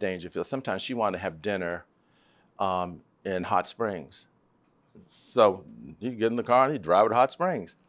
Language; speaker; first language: English; native; English